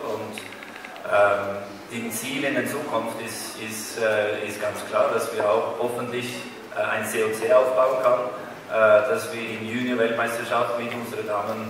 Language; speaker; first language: German; non-native, fluent; Norwegian